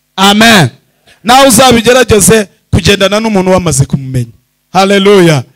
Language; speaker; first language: Kinyarwanda; early bilingual, heritage; Kinyarwanda